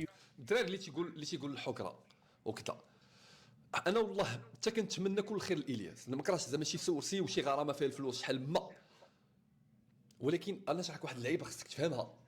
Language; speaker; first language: Arabic; native; Arabic